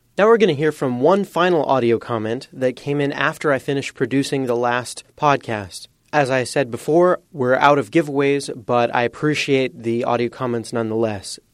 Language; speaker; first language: English; native; English